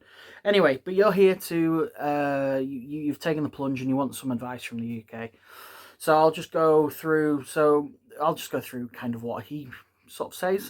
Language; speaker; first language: English; native; English